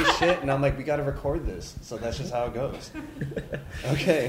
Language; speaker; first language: English; native; English